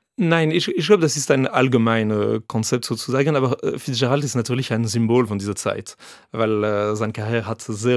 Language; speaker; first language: German; non-native, fluent; French